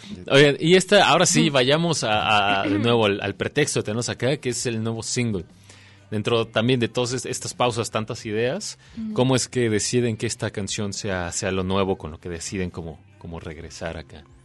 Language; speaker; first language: Spanish; native; Spanish